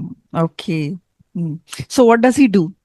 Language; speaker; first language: English; non-native, fluent; Hindi